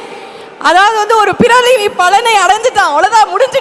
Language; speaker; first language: Tamil; native; Tamil